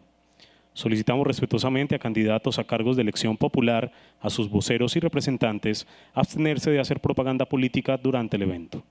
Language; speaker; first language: Spanish; native; Spanish